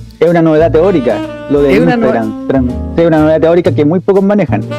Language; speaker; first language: Spanish; native; Spanish